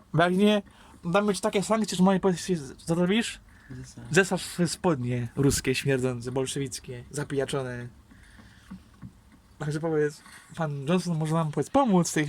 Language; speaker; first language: Polish; native; Polish